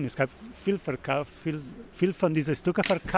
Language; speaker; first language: German; non-native, learner; Spanish